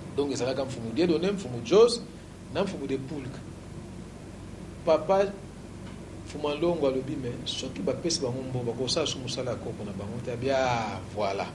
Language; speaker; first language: Lingala; non-native, local second language; Kongo